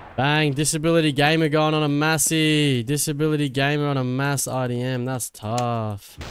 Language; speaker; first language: English; native; English